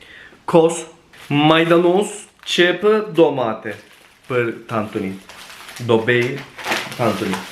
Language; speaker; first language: Albanian; non-native, learner; Turkish